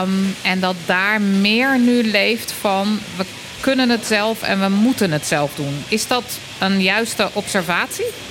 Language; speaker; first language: Dutch; native; Dutch